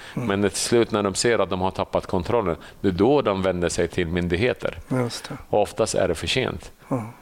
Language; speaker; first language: Swedish; early bilingual, other home language; Assyrian Neo-Aramaic